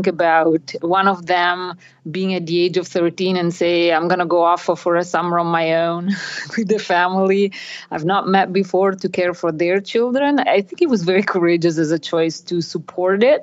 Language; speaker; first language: English; non-native, fluent; Italian